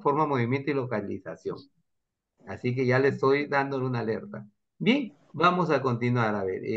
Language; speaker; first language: Spanish; native; Spanish